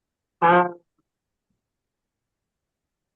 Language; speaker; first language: English; non-native, learner; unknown